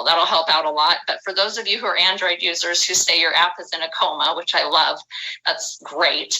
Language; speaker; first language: English; native; English